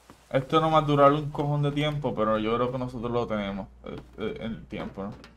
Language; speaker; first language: Spanish; early bilingual, heritage; Spanish